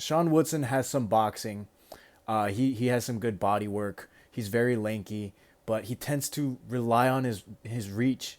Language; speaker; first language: English; native; English